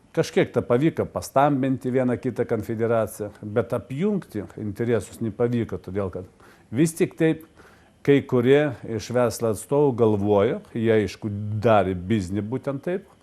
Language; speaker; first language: Lithuanian; non-native, local second language; Russian